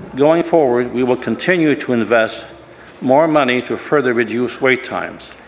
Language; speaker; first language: English; native; English